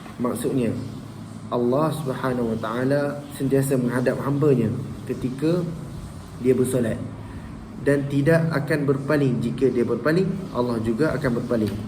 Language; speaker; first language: Malay; native; Malay